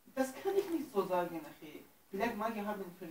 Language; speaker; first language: German; non-native, learner; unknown